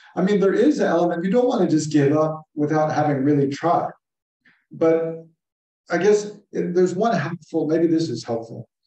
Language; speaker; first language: English; native; English